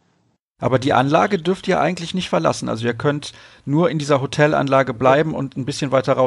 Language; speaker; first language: German; native; German